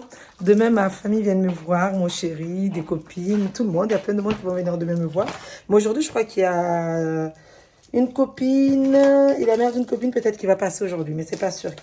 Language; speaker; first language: French; native; French